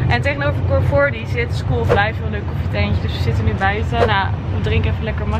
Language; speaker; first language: Dutch; native; Dutch